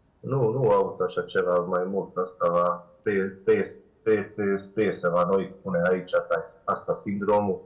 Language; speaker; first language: Romanian; non-native, learner; Bosnian